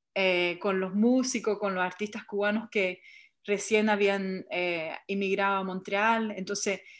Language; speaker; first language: Spanish; early bilingual, heritage; English